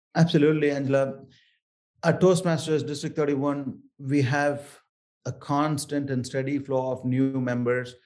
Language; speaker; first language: English; non-native, local second language; Tamil